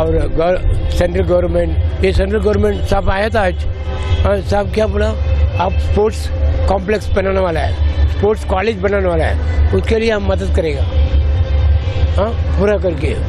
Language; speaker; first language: Hindi; non-native, local second language; Tamil